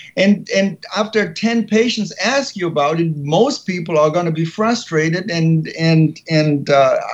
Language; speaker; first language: English; non-native, fluent; German